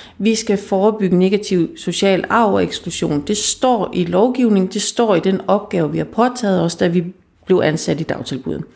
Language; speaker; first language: Danish; native; Danish